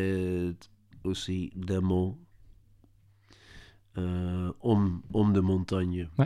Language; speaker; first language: French; non-native, learner; Dutch